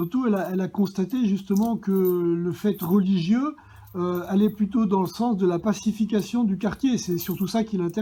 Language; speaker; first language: French; native; French